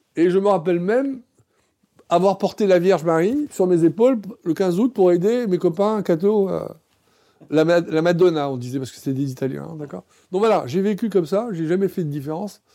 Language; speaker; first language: French; native; French